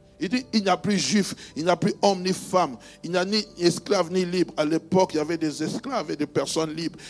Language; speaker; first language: French; non-native, local second language; Luba-Lulua